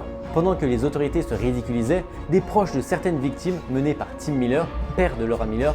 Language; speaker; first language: French; native; French